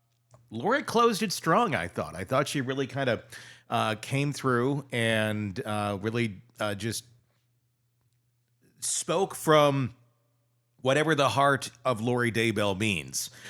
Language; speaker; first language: English; native; English